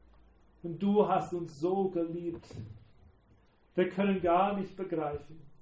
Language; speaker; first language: German; non-native, fluent; English